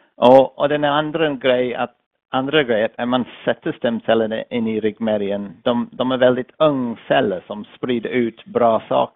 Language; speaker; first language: Swedish; non-native, fluent; English